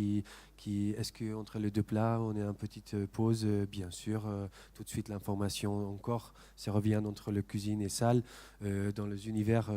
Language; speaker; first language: French; non-native, fluent; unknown